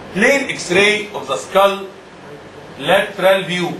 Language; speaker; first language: English; non-native, fluent; Arabic